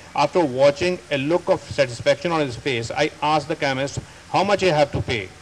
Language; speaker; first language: English; non-native, local second language; Punjabi